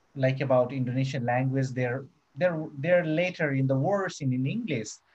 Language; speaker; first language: English; non-native, local second language; Nepali